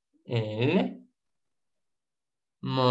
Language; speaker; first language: French; non-native, fluent; Russian